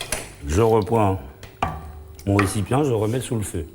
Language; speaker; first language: French; non-native, local second language; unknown